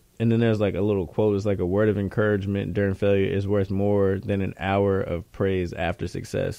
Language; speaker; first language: English; native; English